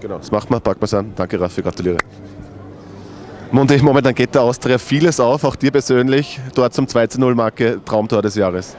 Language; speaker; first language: German; native; German